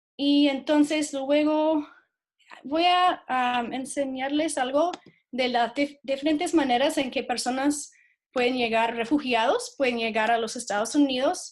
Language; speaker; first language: Spanish; non-native, fluent; English